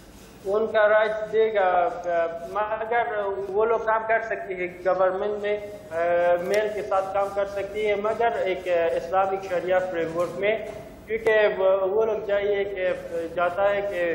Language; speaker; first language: Hindi; non-native, learner; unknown